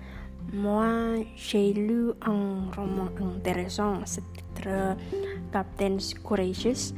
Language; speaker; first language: French; non-native, learner; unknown